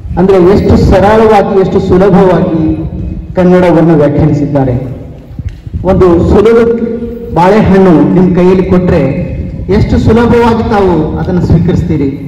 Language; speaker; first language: Kannada; non-native, local second language; Urdu